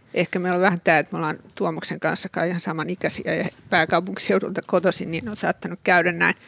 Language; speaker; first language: Finnish; native; Finnish